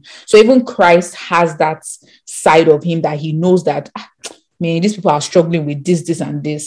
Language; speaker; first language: English; non-native, local second language; Yoruba